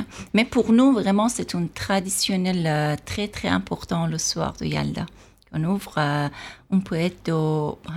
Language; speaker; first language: French; non-native, fluent; Persian